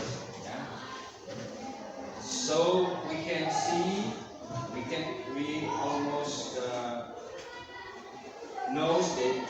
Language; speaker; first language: English; non-native, learner; Indonesian